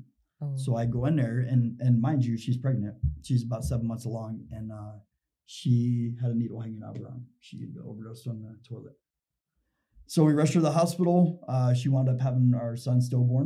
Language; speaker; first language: English; native; English